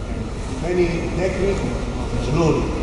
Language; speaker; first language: English; non-native, learner; Italian